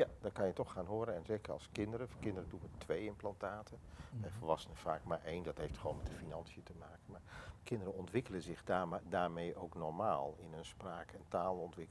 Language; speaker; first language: Dutch; native; Dutch